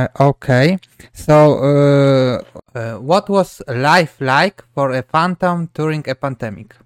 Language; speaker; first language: English; non-native, learner; Polish